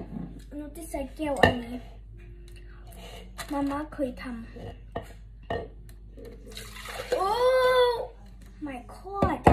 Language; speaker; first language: Thai; early bilingual, heritage; Swedish